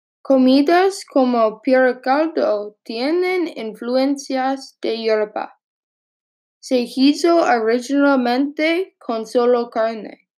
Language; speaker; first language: Spanish; non-native, learner; English